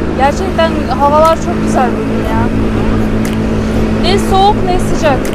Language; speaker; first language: Turkish; non-native, fluent; Russian